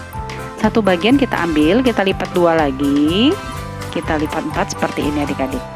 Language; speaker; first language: Indonesian; native; Indonesian